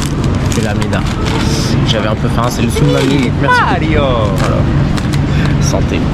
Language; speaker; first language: French; native; French